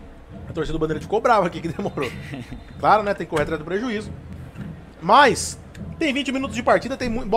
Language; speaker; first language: Portuguese; native; Portuguese